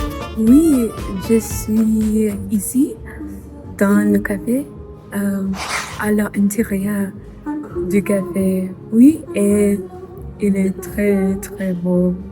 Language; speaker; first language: French; non-native, learner; English